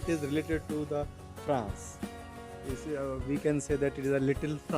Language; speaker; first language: English; non-native, local second language; Hindi